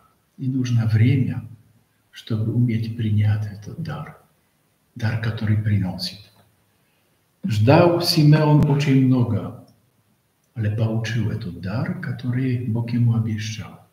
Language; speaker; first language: Russian; non-native, fluent; Polish